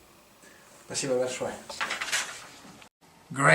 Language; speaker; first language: Russian; non-native, learner; French